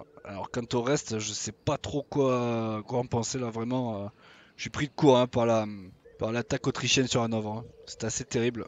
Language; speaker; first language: French; native; French